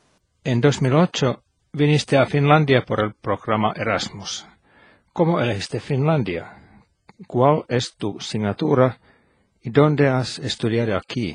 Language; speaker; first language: Spanish; non-native, fluent; Finnish